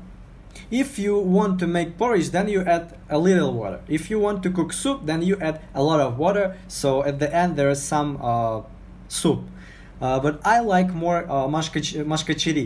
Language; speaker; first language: English; non-native, fluent; Uzbek